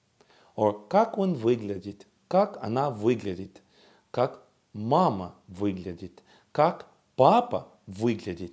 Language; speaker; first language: Russian; non-native, fluent; English